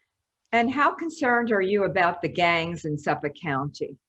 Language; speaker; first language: English; native; English